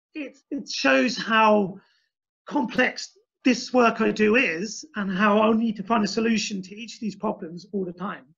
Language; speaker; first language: English; native; English